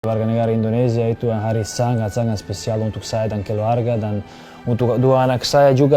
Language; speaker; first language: Indonesian; non-native, fluent; Serbian